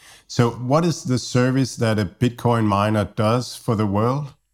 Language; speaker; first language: English; non-native, fluent; Danish